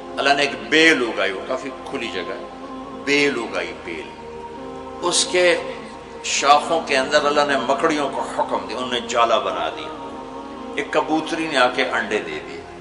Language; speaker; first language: Urdu; non-native, local second language; Punjabi